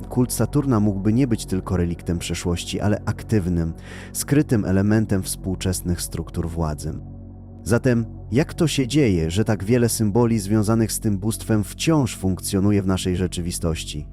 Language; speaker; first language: Polish; native; Polish